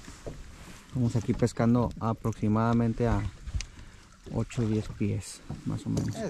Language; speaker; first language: Spanish; native; Spanish